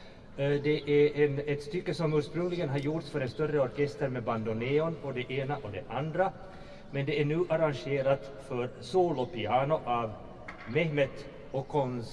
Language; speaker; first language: Swedish; native; Swedish